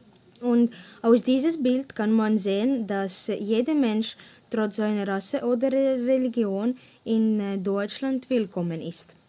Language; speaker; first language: German; non-native, learner; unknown